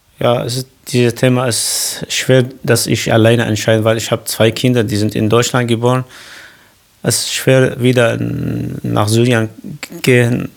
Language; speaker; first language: German; non-native, local second language; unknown